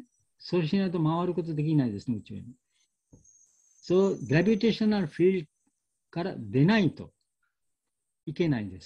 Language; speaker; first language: Japanese; non-native, learner; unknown